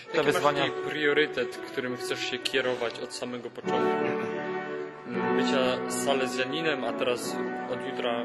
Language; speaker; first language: Polish; native; Polish